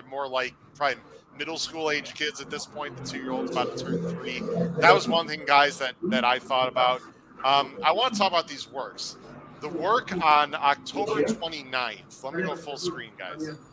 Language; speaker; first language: English; native; English